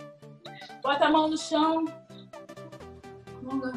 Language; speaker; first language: Portuguese; native; Portuguese